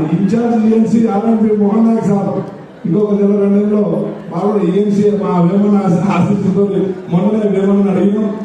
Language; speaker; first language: Telugu; non-native, local second language; Lambadi